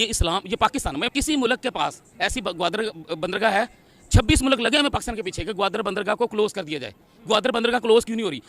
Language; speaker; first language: Urdu; non-native, local second language; Punjabi